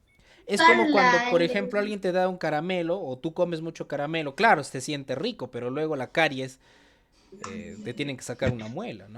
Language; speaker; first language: Spanish; native; Spanish